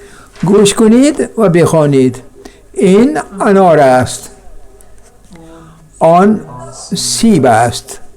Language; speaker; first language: Persian; non-native, fluent; Kashmiri